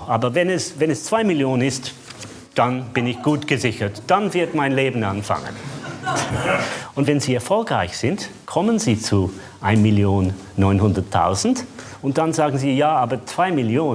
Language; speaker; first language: German; non-native, fluent; English